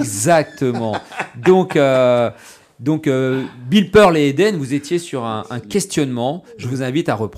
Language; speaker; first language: French; native; French